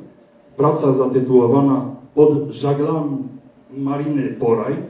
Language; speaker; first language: Polish; native; Polish